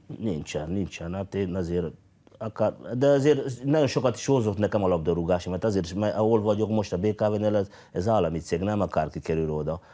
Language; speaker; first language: Hungarian; non-native, fluent; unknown